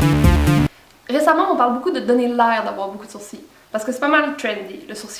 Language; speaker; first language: French; native; French